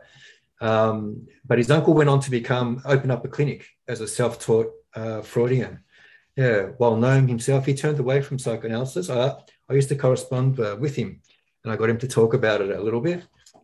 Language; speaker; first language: English; native; English